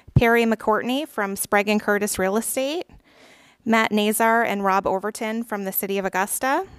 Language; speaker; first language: English; native; English